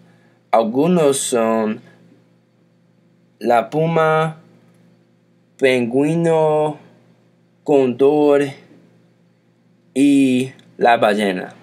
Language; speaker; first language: Spanish; non-native, learner; English